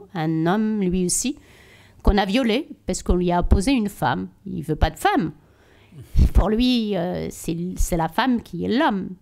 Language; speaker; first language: French; non-native, local second language; Tachelhit